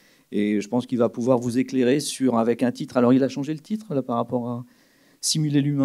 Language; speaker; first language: French; native; French